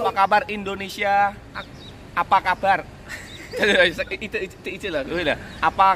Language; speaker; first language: Indonesian; non-native, local second language; Javanese